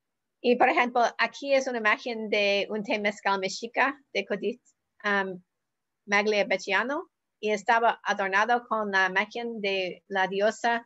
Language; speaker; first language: Spanish; non-native, learner; English